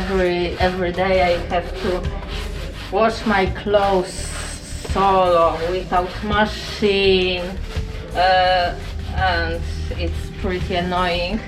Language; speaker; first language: English; non-native, fluent; Polish